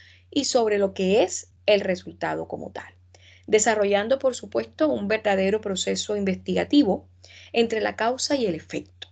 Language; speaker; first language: Spanish; native; Spanish